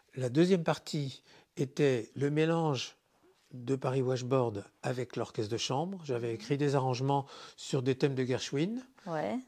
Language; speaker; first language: French; native; French